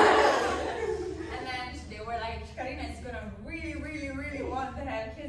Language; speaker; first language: English; non-native, fluent; Italian